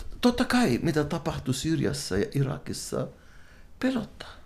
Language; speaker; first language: Finnish; non-native, fluent; Arabic